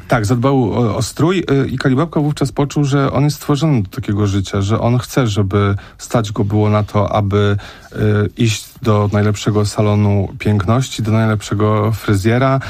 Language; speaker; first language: Polish; native; Polish